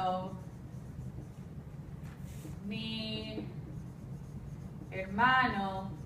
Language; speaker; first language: Spanish; non-native, fluent; English